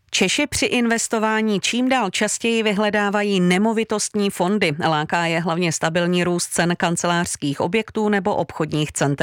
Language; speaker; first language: Czech; native; Czech